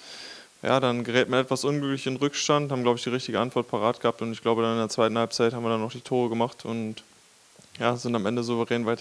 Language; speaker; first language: German; native; German